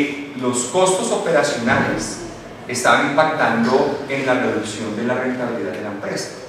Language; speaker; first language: Spanish; native; Spanish